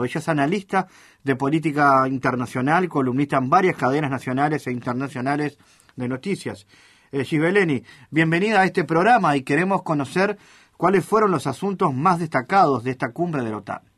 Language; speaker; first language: Spanish; native; Spanish